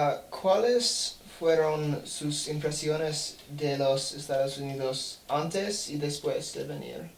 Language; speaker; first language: Spanish; non-native, learner; English